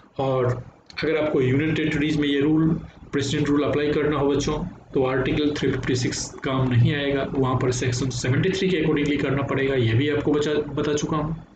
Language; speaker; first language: Hindi; native; Hindi